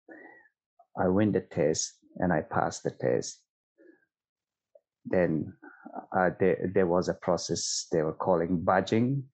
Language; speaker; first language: English; non-native, fluent; Persian